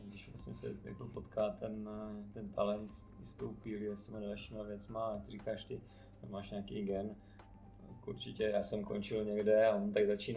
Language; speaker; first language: Czech; native; Czech